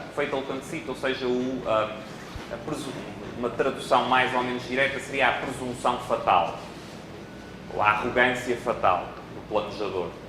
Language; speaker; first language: Portuguese; native; Portuguese